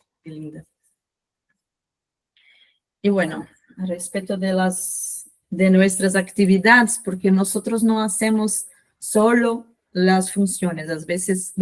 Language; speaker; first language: Spanish; non-native, fluent; Portuguese